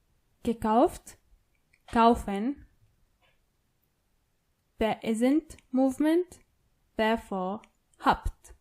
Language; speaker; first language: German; non-native, fluent; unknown